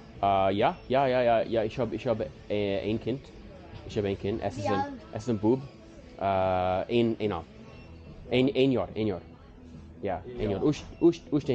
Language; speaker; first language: German; non-native, learner; English